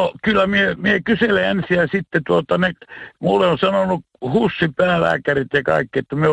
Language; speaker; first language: Finnish; native; Finnish